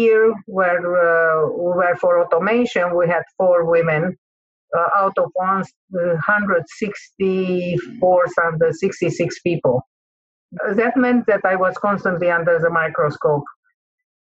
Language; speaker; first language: English; non-native, fluent; Hungarian